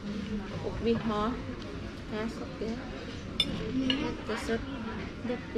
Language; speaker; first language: Swedish; non-native, learner; Thai